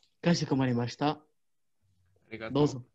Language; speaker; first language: Japanese; non-native, learner; English